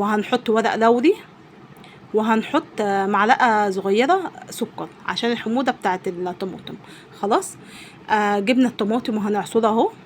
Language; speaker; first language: Arabic; native; Arabic